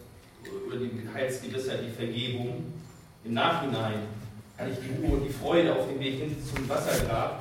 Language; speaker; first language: German; native; German